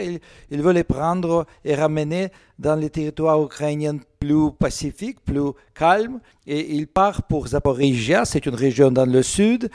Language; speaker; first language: French; non-native, learner; Russian